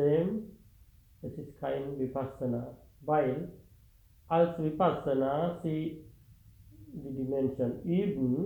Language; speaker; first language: German; non-native, fluent; Sinhala